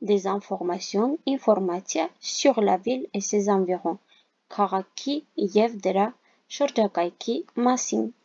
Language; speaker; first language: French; non-native, fluent; Armenian